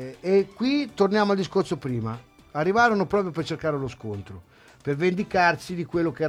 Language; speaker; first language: Italian; native; Italian